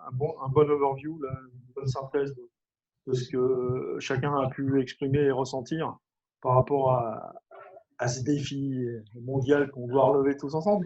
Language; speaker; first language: French; native; French